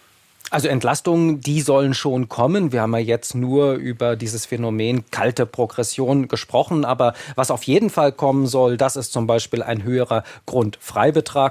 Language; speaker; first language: German; native; German